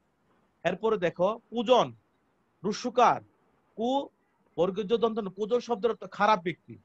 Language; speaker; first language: Bangla; native; Bangla